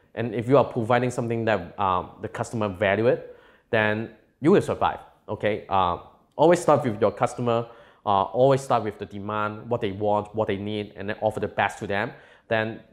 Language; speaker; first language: English; non-native, local second language; Cantonese